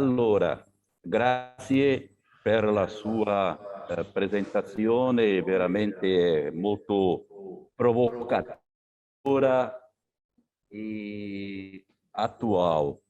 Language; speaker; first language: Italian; non-native, fluent; Portuguese